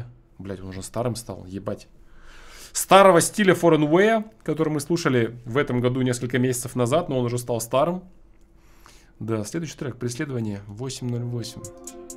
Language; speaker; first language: Russian; native; Russian